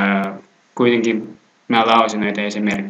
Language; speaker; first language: Finnish; non-native, fluent; Russian